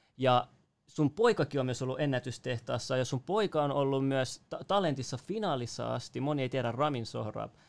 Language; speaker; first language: Finnish; native; Finnish